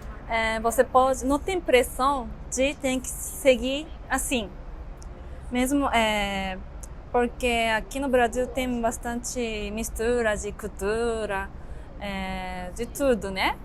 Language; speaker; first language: Portuguese; non-native, learner; Japanese